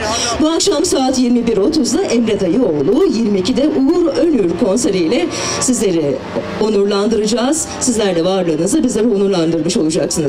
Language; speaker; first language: Turkish; native; Turkish